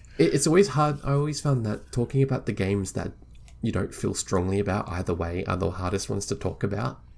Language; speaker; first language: English; native; English